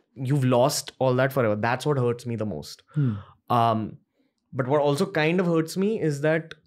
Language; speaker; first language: English; non-native, local second language; Hindi